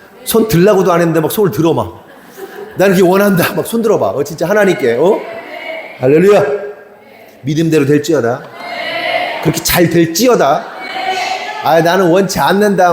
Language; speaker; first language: Korean; native; Korean